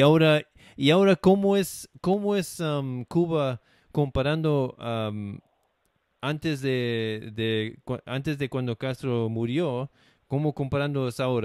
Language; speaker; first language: Spanish; non-native, learner; English